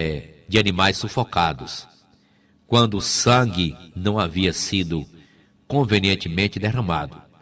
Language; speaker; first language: Portuguese; native; Portuguese